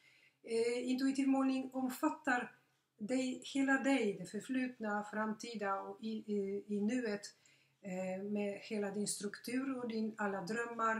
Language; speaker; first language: Swedish; non-native, fluent; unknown